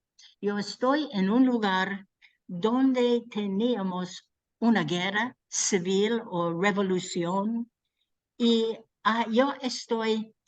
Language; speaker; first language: Spanish; non-native, learner; English